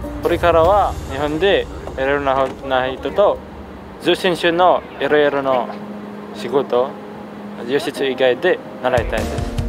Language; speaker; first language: Japanese; non-native, learner; Filipino